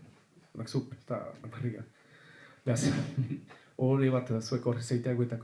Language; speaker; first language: Basque; native; Basque